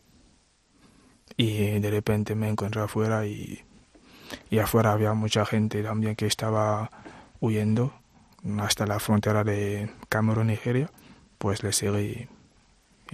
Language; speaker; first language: Spanish; non-native, fluent; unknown